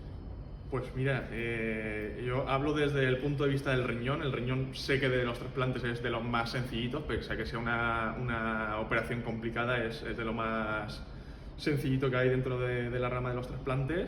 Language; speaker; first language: Spanish; native; Spanish